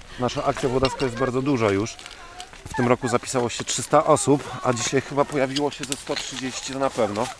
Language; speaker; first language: Polish; native; Polish